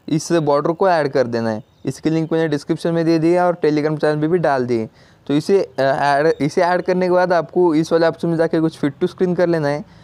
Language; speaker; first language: Hindi; non-native, local second language; Marathi